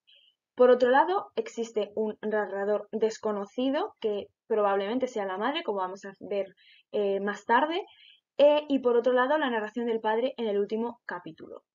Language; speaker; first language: Spanish; native; Spanish